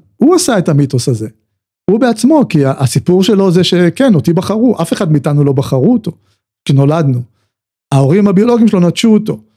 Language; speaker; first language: Hebrew; native; Hebrew